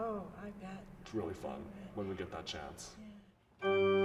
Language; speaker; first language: English; native; English